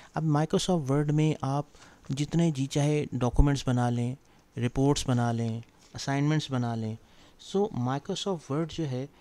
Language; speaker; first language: Urdu; native; Urdu